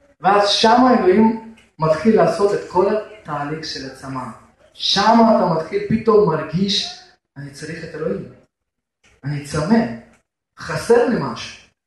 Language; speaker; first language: Hebrew; non-native, fluent; Russian